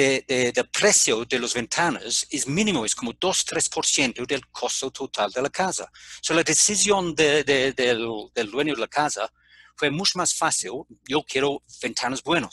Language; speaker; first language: Spanish; non-native, fluent; English